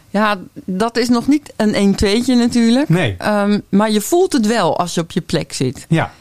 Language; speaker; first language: Dutch; native; Dutch